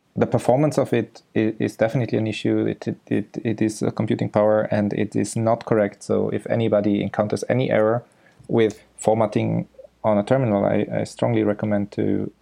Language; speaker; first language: English; non-native, fluent; German